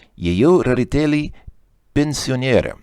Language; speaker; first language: Russian; non-native, learner; English